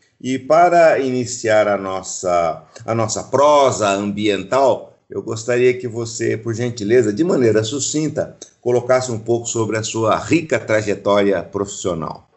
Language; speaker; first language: Portuguese; native; Portuguese